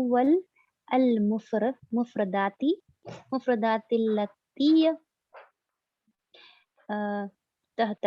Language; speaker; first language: Arabic; non-native, learner; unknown